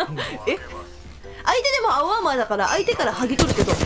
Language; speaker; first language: Japanese; native; Japanese